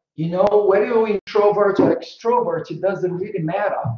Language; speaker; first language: English; non-native, fluent; Portuguese